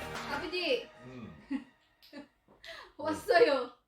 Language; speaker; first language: Korean; non-native, learner; Filipino